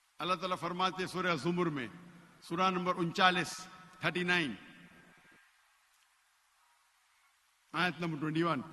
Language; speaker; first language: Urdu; non-native, local second language; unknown